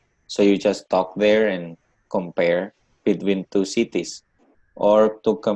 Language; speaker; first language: English; non-native, learner; Indonesian